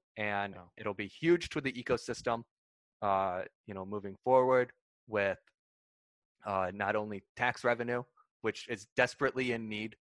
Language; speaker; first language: English; native; English